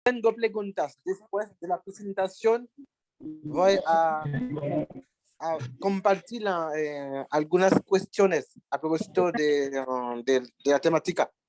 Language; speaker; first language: Spanish; non-native, fluent; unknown